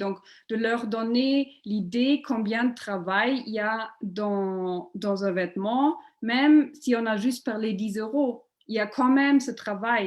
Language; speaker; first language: French; non-native, local second language; German